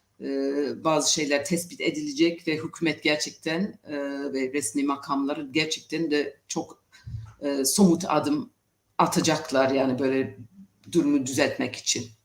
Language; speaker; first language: Turkish; non-native, fluent; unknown